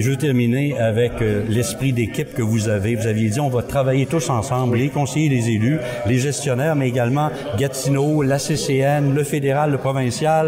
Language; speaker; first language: French; native; French